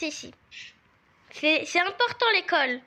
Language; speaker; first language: French; native; French